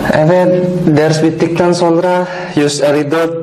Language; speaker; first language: Turkish; non-native, learner; Indonesian